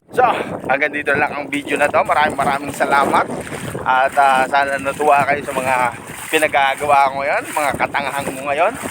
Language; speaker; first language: Filipino; non-native, local second language; Bikol